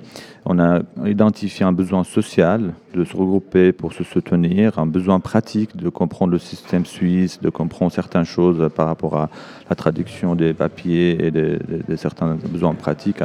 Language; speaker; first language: French; non-native, fluent; Arabic